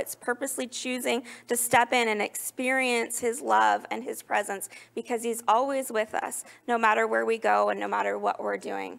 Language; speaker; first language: English; native; English